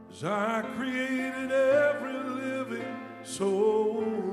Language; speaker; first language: English; native; English